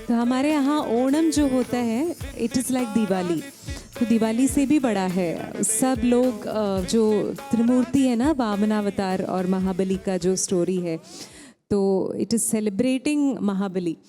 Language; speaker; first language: Hindi; non-native, local second language; Malayalam